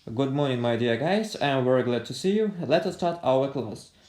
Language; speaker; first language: English; non-native, fluent; Russian